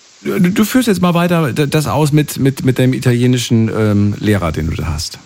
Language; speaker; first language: German; native; German